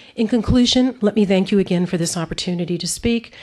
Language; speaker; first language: English; native; English